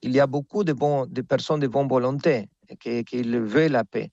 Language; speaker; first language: French; non-native, fluent; Spanish